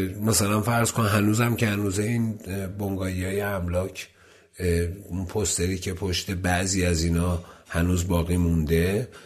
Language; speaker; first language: Persian; non-native, local second language; Azerbaijani